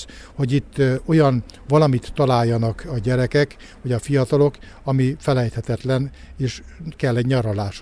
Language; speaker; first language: Hungarian; native; Hungarian